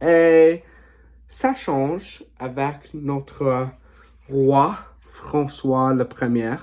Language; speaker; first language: French; non-native, learner; English